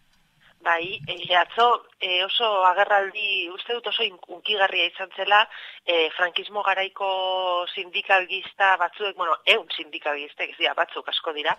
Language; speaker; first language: Basque; native; Basque